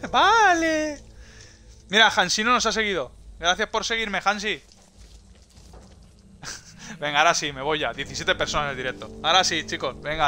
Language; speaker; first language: Spanish; native; Spanish